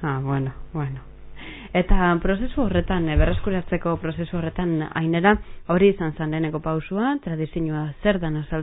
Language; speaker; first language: Basque; native; Basque